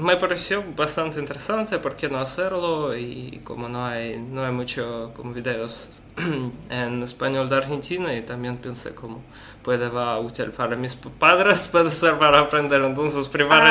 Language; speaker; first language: Spanish; non-native, learner; Russian